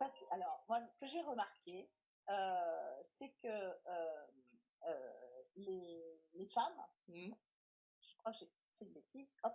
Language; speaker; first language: French; native; French